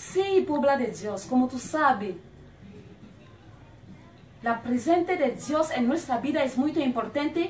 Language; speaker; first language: Spanish; non-native, learner; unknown